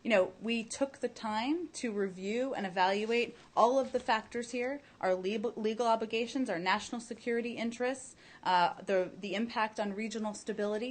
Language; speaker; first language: English; native; English